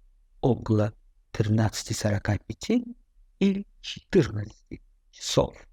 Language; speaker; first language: Russian; non-native, fluent; Tajik